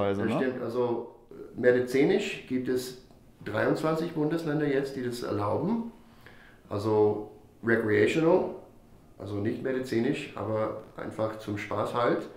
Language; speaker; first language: German; non-native, fluent; English